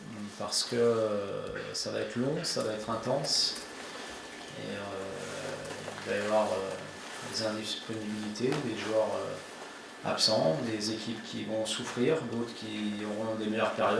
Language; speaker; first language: French; native; French